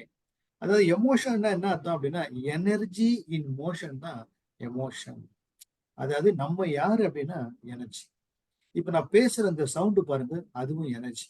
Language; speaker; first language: Tamil; native; Tamil